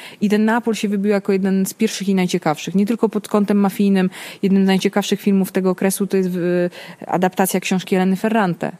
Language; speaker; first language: Polish; early bilingual, other home language; Italian